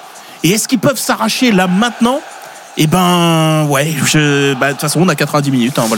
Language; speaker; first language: French; native; French